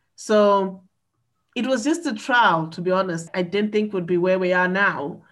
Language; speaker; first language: English; non-native, local second language; Nyanja